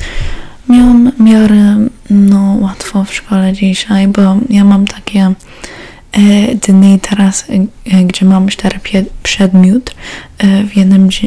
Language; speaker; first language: Polish; early bilingual, heritage; Polish